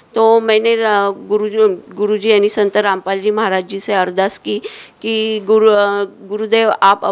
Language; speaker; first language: Hindi; non-native, local second language; Marathi